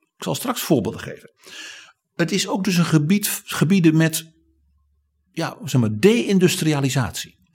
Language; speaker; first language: Dutch; native; Dutch